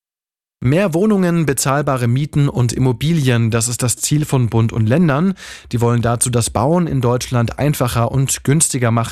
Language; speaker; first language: German; native; German